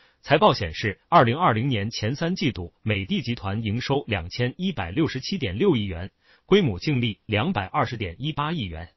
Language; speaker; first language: Chinese; native; Chinese